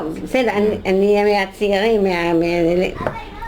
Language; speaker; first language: Hebrew; non-native, fluent; Dutch